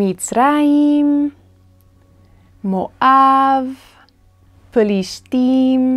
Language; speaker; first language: Hebrew; non-native, fluent; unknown